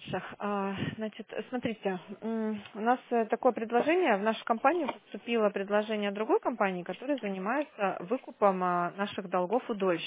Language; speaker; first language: Russian; native; Russian